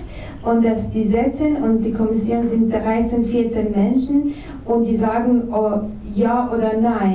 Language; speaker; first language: German; non-native, fluent; Persian